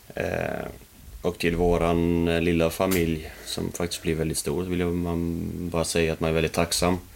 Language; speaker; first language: Swedish; early bilingual, other home language; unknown